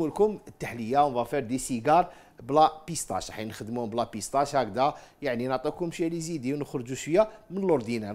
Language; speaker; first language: Arabic; native; Arabic